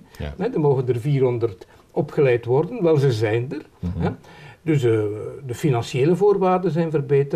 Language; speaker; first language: Dutch; native; Dutch